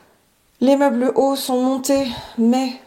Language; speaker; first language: French; native; French